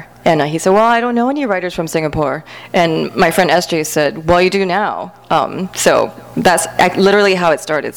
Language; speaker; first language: English; native; English